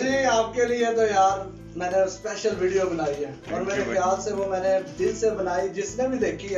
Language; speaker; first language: Hindi; non-native, local second language; Punjabi